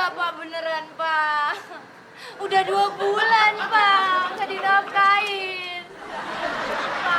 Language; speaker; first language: Indonesian; native; Indonesian